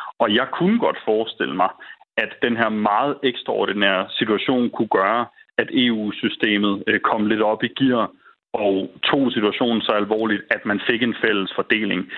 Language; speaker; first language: Danish; native; Danish